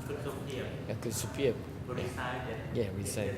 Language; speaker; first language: English; non-native, learner; Thai